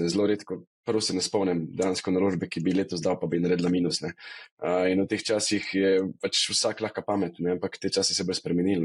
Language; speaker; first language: Slovenian; native; Slovenian